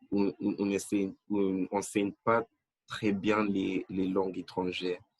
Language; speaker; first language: French; non-native, fluent; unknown